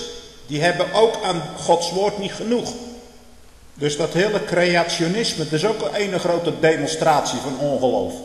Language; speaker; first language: Dutch; native; Dutch